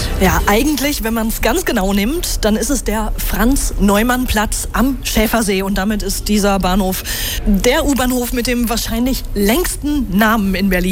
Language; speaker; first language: German; native; German